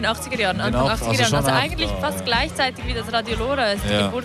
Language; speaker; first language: German; native; German